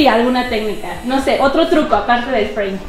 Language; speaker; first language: Spanish; native; Spanish